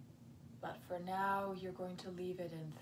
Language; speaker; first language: English; native; English